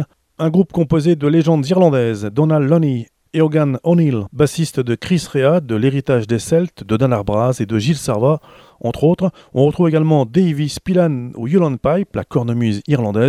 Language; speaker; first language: French; native; French